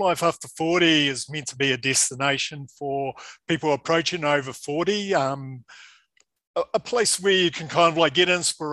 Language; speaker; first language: English; native; English